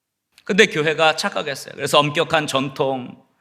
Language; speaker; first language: Korean; native; Korean